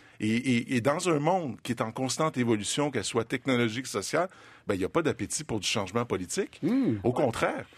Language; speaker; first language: French; native; French